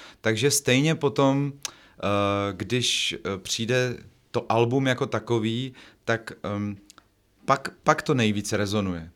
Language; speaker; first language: Czech; native; Czech